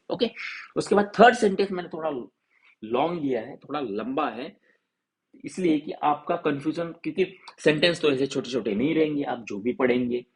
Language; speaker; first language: Hindi; non-native, local second language; Marathi